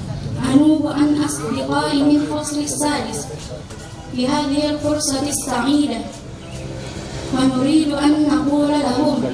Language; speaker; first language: Arabic; non-native, learner; Indonesian